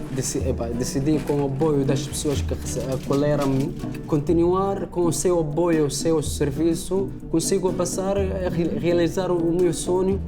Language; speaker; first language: Portuguese; non-native, learner; Arabic